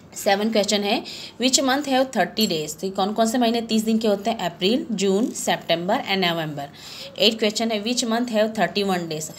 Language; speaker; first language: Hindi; non-native, local second language; Gujarati